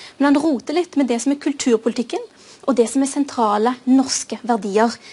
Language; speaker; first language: Norwegian; early bilingual, other home language; Urdu